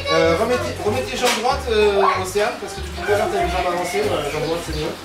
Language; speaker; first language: French; native; French